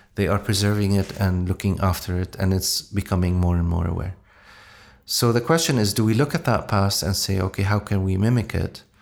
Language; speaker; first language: English; non-native, fluent; Arabic